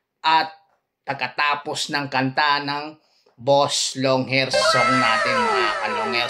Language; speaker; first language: Filipino; native; Filipino